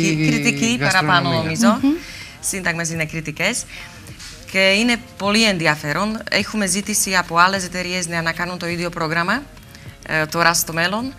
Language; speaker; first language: Greek; non-native, learner; Slovak